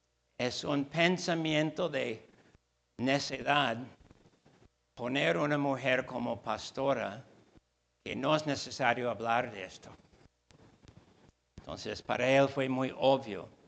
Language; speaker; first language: Spanish; non-native, fluent; English